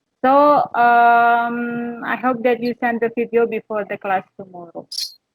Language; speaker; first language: English; non-native, fluent; Indonesian